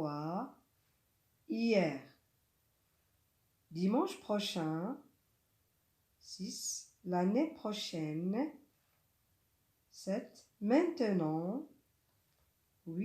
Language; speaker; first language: French; non-native, local second language; Arabic